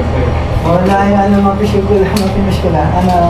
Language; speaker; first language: Arabic; non-native, learner; Filipino